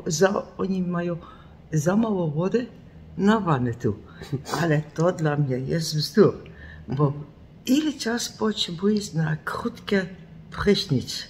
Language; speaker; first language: Polish; non-native, learner; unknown